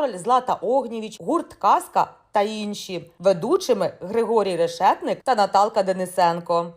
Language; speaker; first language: Ukrainian; native; Ukrainian